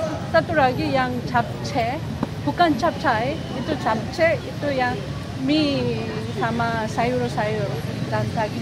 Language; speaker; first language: Indonesian; non-native, fluent; Korean